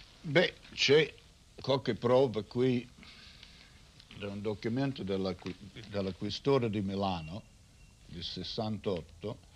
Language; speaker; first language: Italian; non-native, learner; English